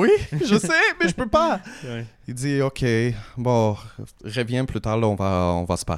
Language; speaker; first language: French; native; French